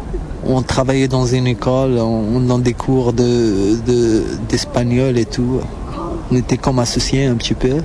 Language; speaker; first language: French; non-native, local second language; Arabic